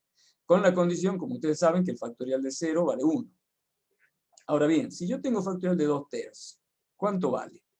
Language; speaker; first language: Spanish; native; Spanish